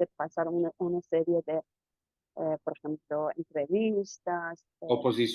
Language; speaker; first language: Spanish; non-native, fluent; Persian